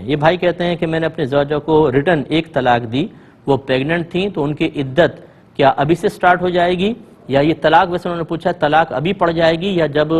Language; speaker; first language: Urdu; native; Urdu